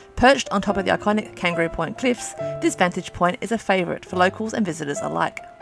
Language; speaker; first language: English; native; English